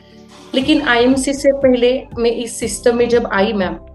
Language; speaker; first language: Hindi; native; Hindi